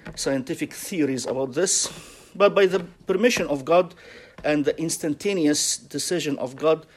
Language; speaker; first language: English; non-native, fluent; Arabic